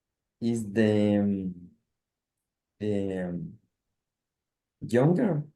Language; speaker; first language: English; non-native, learner; Spanish